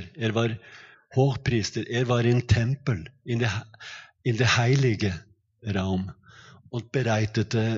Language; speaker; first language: German; non-native, fluent; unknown